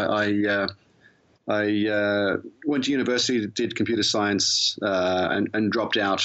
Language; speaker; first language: English; native; English